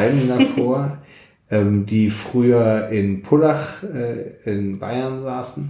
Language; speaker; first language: German; native; German